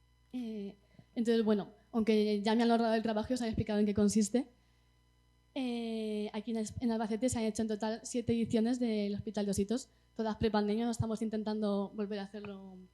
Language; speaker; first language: Spanish; native; Spanish